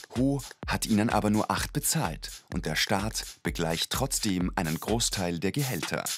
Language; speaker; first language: German; native; German